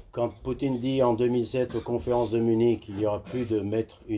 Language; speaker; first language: French; native; French